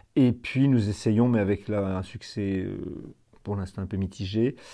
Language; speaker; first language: French; native; French